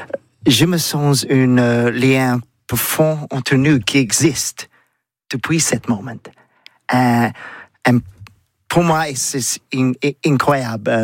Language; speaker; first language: French; non-native, learner; English